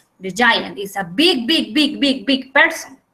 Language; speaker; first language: English; non-native, fluent; Spanish